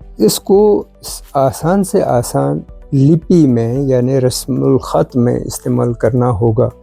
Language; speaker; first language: Urdu; non-native, local second language; Kashmiri